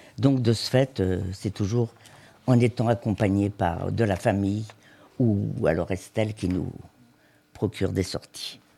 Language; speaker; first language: French; native; French